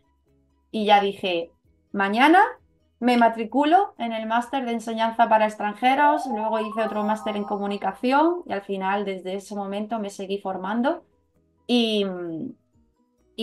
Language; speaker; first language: Spanish; native; Spanish